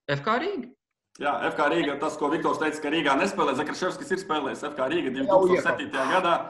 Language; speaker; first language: Latvian; non-native, local second language; Russian